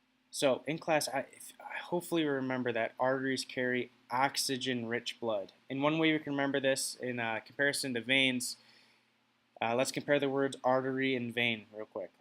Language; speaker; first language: English; native; English